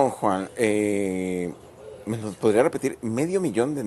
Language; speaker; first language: Spanish; native; Spanish